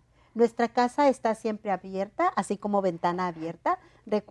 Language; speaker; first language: Spanish; native; Spanish